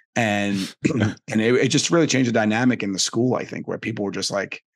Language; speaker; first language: English; native; English